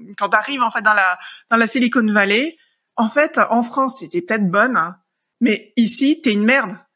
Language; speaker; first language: French; native; French